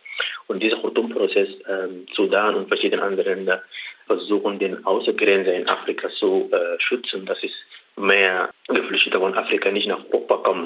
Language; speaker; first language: German; non-native, learner; Arabic